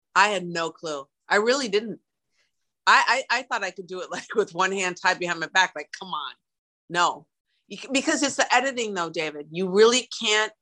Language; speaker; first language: English; native; English